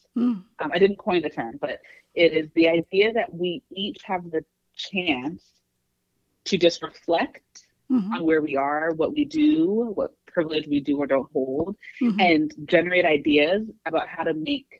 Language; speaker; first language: English; native; English